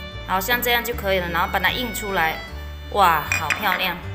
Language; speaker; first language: Chinese; non-native, local second language; Min Nan Chinese